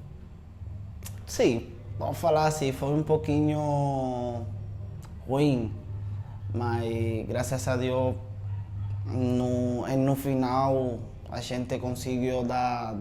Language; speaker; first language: Portuguese; non-native, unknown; Spanish